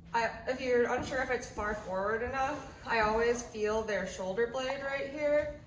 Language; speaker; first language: English; native; English